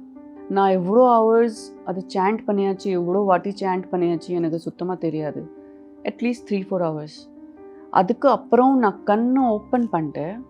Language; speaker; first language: Tamil; non-native, fluent; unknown